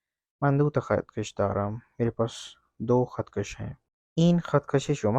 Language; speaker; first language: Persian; non-native, fluent; Urdu